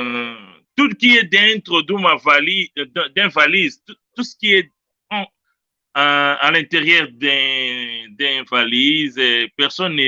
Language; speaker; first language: French; non-native, local second language; Luba-Lulua